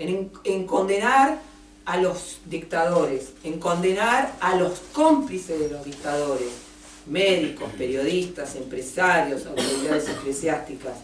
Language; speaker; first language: Spanish; native; Spanish